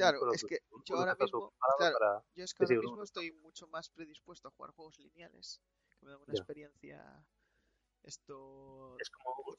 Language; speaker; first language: Spanish; native; Spanish